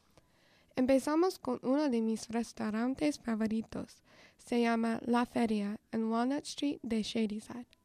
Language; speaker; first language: Spanish; non-native, fluent; English